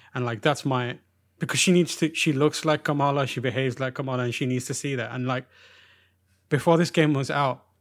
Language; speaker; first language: English; early bilingual, other home language; Urdu